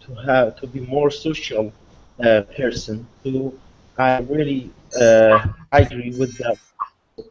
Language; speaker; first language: English; non-native, learner; Arabic